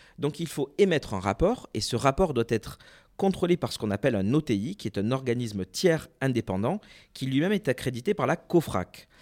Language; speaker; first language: French; native; French